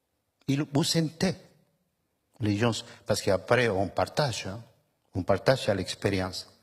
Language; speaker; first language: French; non-native, fluent; Spanish